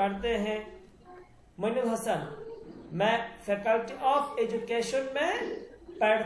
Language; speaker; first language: Hindi; non-native, learner; Bangla